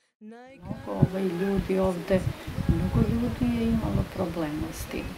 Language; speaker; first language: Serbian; non-native, local second language; Romanian